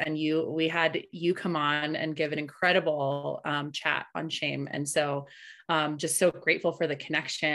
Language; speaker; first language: English; early bilingual, other home language; Spanish